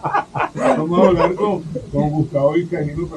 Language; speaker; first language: Spanish; native; Spanish